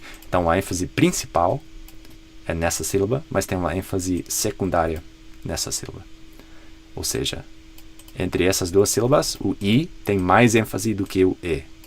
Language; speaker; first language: Portuguese; non-native, fluent; English